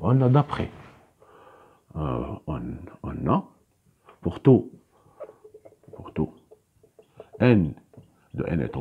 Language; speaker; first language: French; non-native, local second language; Arabic